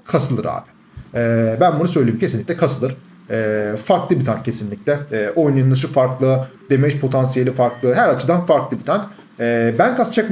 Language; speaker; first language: Turkish; native; Turkish